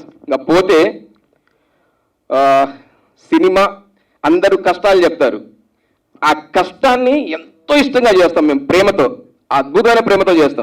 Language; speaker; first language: Telugu; native; Telugu